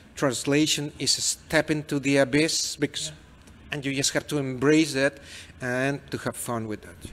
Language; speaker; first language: English; non-native, fluent; Spanish